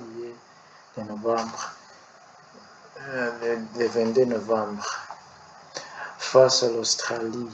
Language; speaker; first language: French; non-native, learner; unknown